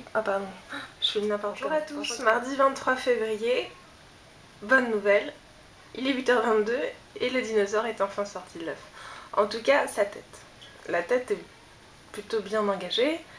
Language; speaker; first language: French; native; French